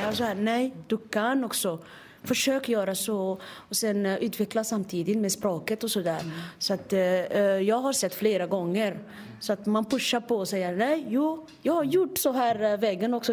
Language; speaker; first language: Swedish; non-native, fluent; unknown